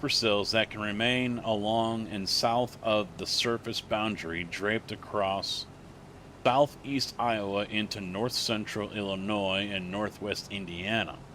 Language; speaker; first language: English; native; English